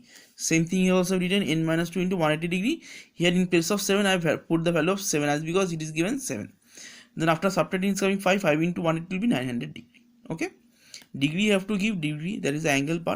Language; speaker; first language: English; non-native, local second language; Bangla